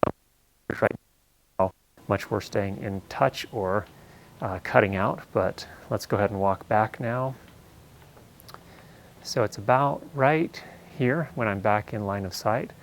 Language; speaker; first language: English; native; English